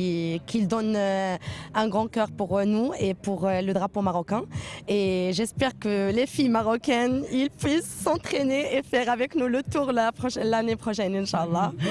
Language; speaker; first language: French; non-native, local second language; Arabic